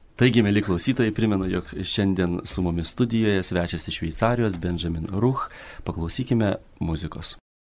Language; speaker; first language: Lithuanian; native; Lithuanian